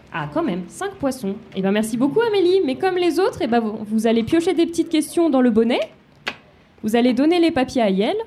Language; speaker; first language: French; native; French